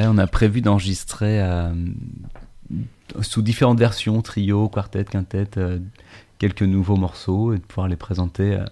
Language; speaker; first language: French; native; French